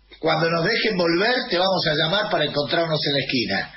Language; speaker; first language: Spanish; native; Spanish